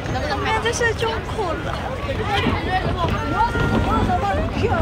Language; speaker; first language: Chinese; non-native, fluent; Vietnamese